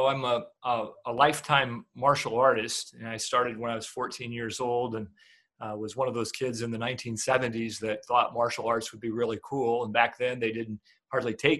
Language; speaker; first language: English; native; English